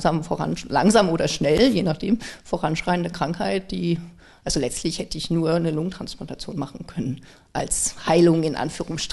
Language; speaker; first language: German; native; German